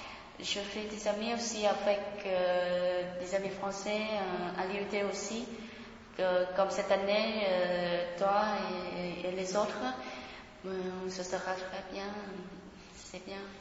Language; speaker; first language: French; non-native, fluent; Vietnamese